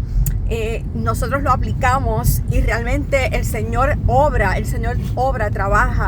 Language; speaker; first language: Spanish; native; Spanish